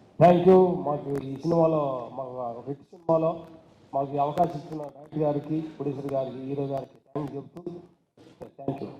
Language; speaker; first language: Telugu; native; Telugu